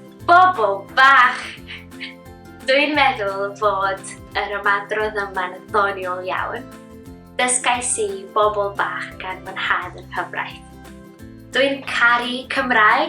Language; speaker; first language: Welsh; non-native, learner; Romanian